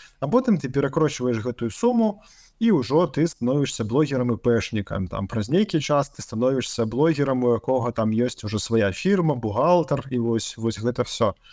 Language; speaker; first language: Belarusian; non-native, local second language; Russian